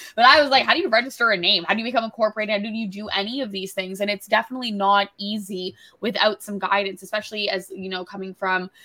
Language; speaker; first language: English; native; English